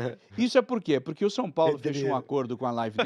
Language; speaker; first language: Portuguese; native; Portuguese